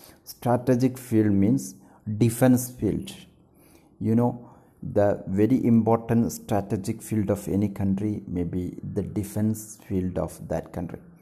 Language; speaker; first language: English; non-native, local second language; Malayalam